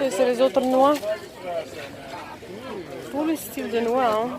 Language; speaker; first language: French; non-native, fluent; Arabic